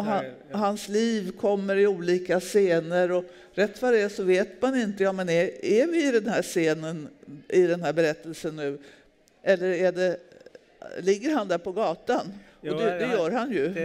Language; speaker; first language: Swedish; native; Swedish